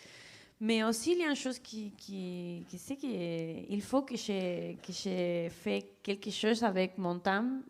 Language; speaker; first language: French; non-native, fluent; Spanish